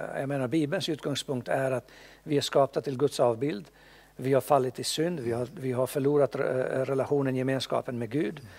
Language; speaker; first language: Swedish; non-native, fluent; Bosnian